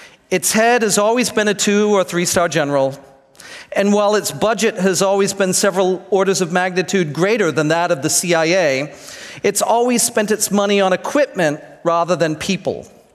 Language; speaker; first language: English; native; English